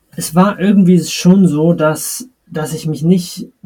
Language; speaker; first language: German; native; German